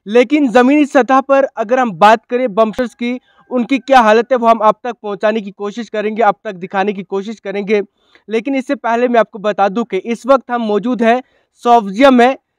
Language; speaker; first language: Hindi; non-native, local second language; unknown